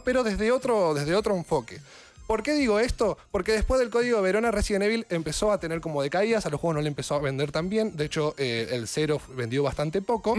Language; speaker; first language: Spanish; native; Spanish